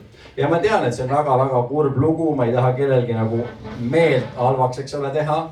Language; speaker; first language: Estonian; native; Estonian